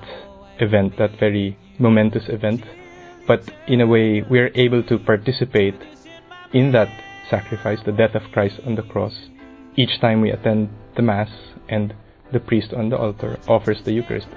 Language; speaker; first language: English; non-native, local second language; Filipino